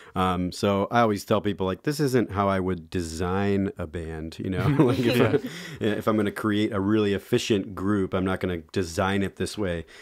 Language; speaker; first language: English; native; English